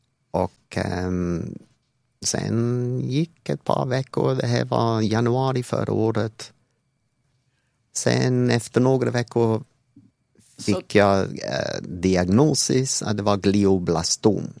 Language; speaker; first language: Swedish; non-native, fluent; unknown